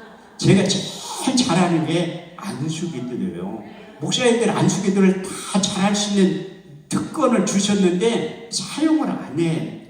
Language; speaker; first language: Korean; native; Korean